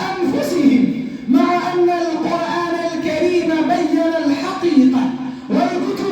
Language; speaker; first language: Arabic; non-native, learner; Urdu